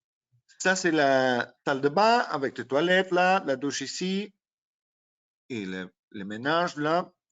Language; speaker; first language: French; non-native, learner; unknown